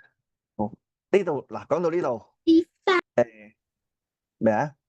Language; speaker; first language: Cantonese; native; Cantonese